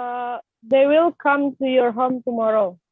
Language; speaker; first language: English; non-native, learner; Indonesian